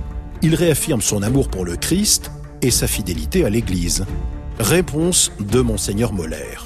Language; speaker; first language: French; native; French